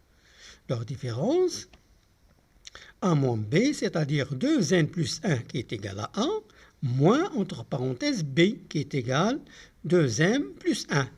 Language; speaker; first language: French; non-native, local second language; Arabic